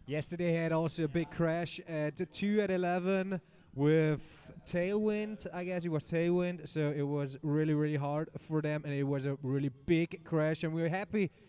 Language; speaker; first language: English; non-native, fluent; German